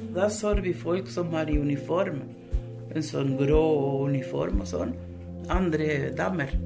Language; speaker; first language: Norwegian; early bilingual, other home language; Spanish